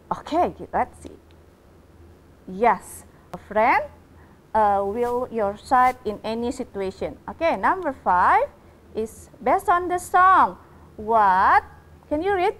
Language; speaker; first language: English; non-native, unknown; Indonesian